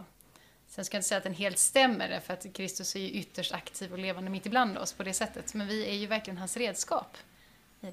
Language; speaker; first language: Swedish; native; Swedish